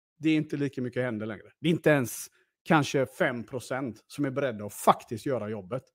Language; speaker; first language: Swedish; early bilingual, other home language; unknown